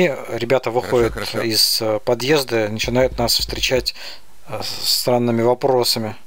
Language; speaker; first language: Russian; native; Russian